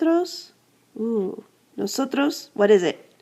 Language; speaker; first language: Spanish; non-native, fluent; English